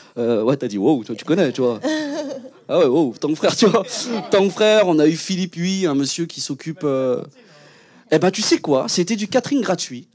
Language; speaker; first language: French; early bilingual, other home language; Vietnamese